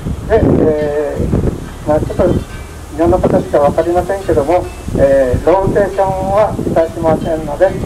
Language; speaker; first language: Japanese; native; Japanese